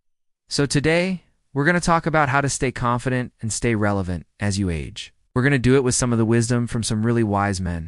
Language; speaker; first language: English; native; English